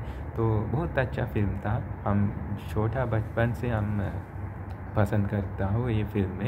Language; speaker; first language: Hindi; non-native, learner; Sinhala